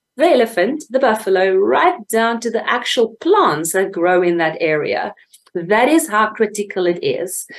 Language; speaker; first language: English; native; English